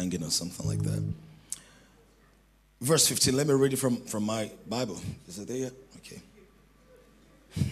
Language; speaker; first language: English; non-native, local second language; Yoruba